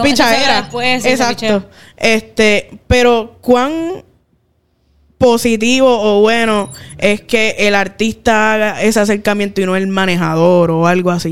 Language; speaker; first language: Spanish; native; Spanish